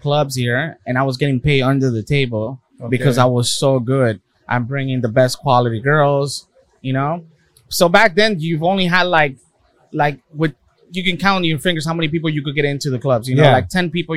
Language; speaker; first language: English; early bilingual, other home language; Spanish